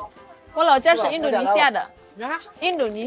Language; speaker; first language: Chinese; non-native, fluent; Indonesian